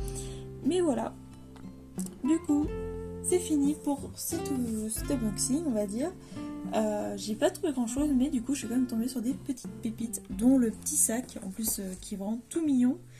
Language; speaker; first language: French; native; French